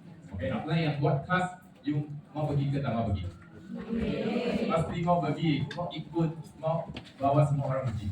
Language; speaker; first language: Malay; non-native, local second language; Chinese